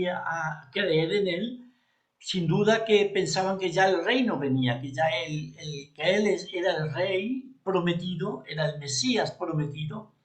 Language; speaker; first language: Spanish; native; Spanish